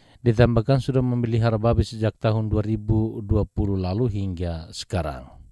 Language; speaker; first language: Indonesian; non-native, local second language; Tetum